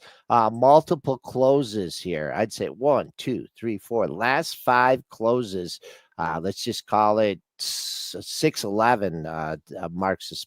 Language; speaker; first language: English; native; English